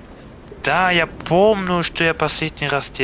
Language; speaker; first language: Russian; non-native, fluent; German